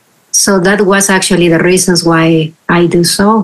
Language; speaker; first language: English; non-native, fluent; Spanish